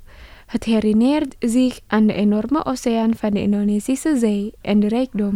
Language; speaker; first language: Dutch; non-native, learner; Indonesian